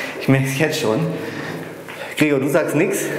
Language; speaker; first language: German; native; German